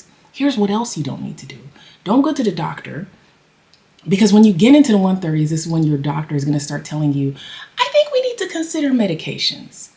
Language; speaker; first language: English; native; English